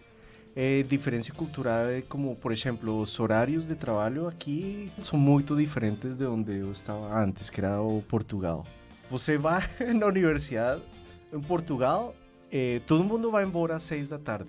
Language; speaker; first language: Portuguese; non-native, fluent; Spanish